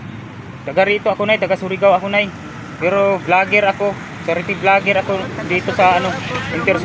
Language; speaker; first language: Filipino; non-native, local second language; Cebuano